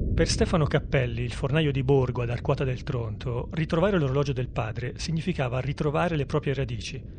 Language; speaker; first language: Italian; native; Italian